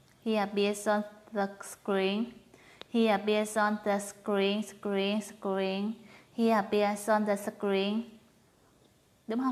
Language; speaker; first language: English; non-native, learner; Vietnamese